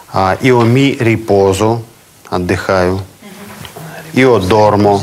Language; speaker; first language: Italian; non-native, fluent; Russian